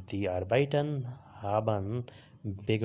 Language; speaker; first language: German; non-native, learner; Urdu